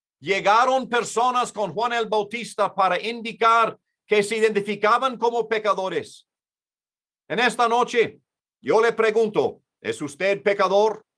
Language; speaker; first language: Spanish; non-native, fluent; English